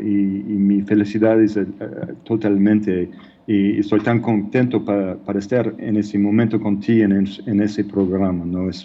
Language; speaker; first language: Spanish; non-native, fluent; English